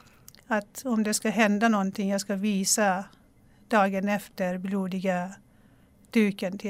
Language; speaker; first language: Swedish; non-native, local second language; Persian